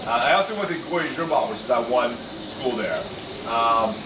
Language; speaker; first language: English; native; English